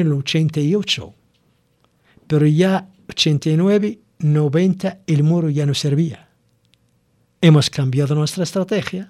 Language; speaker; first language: Spanish; non-native, local second language; Arabic